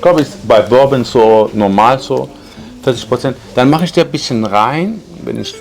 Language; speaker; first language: German; non-native, fluent; Persian